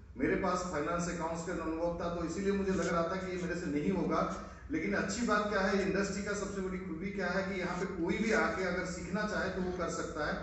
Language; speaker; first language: Hindi; non-native, local second language; Odia